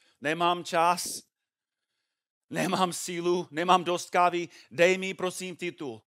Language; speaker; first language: Czech; non-native, fluent; English